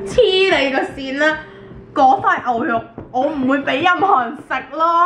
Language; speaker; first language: Chinese; native; Chinese